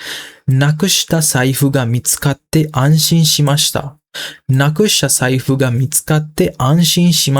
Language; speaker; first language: Japanese; non-native, fluent; Sinhala